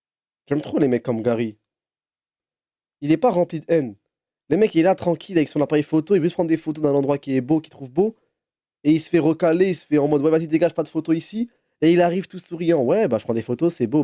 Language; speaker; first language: French; native; French